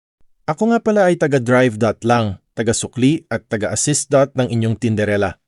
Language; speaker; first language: Filipino; native; Filipino